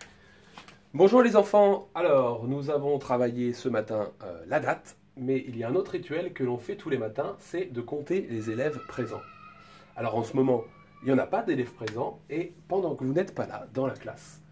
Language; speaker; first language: French; native; French